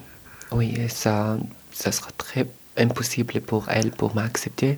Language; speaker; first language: French; non-native, learner; Arabic